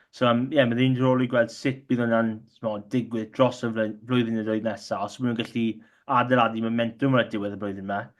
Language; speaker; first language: Welsh; non-native, local second language; English